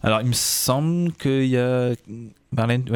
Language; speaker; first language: French; native; French